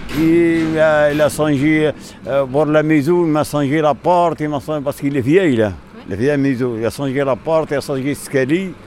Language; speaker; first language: French; non-native, local second language; Arabic